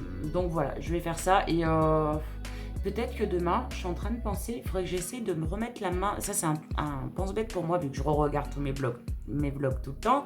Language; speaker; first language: French; native; French